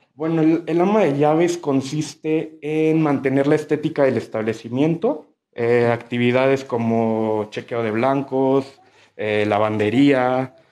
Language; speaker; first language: Spanish; native; Spanish